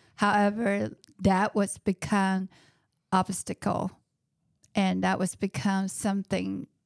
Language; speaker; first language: English; non-native, fluent; Chinese